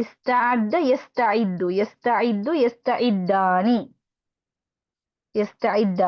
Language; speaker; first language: Arabic; non-native, fluent; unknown